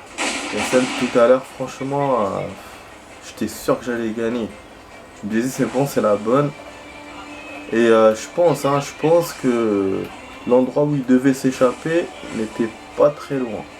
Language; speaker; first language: French; native; French